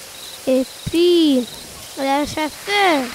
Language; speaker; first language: French; native; French